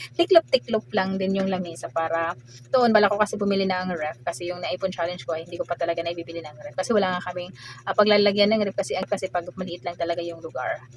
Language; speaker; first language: Filipino; native; Filipino